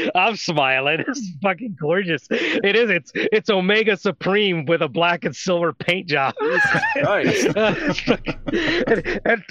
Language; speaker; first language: English; native; English